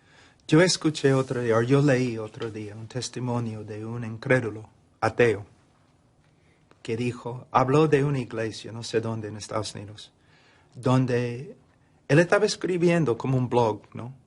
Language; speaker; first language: Spanish; non-native, fluent; English